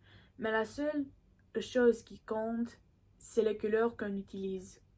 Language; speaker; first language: French; non-native, learner; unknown